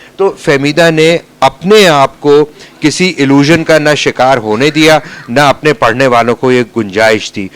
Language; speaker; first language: Urdu; native; Urdu